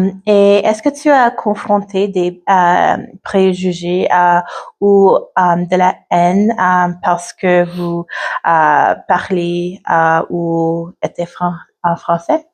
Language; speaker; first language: French; non-native, learner; English